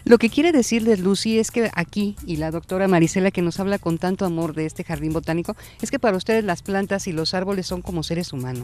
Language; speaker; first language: Spanish; native; Spanish